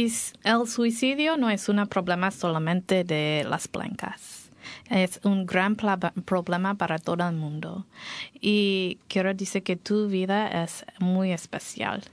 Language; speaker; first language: Spanish; non-native, learner; English